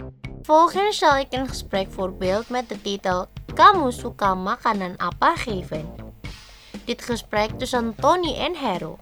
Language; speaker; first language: Dutch; non-native, learner; Indonesian